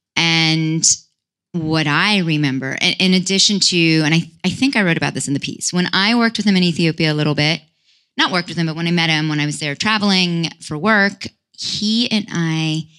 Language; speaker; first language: English; native; English